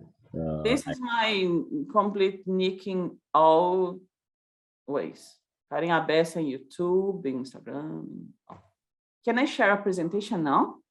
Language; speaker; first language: English; non-native, learner; Portuguese